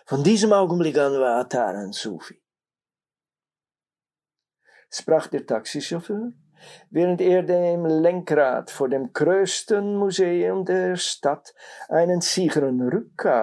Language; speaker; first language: German; non-native, fluent; Dutch